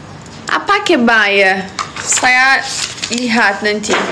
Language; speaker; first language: Indonesian; non-native, learner; Portuguese